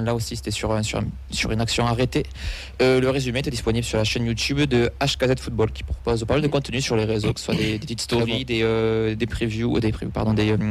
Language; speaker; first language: French; native; French